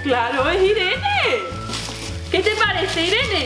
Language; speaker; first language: Spanish; native; Spanish